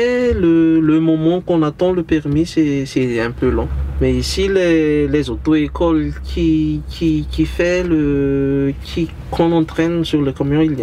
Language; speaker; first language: French; non-native, local second language; Malagasy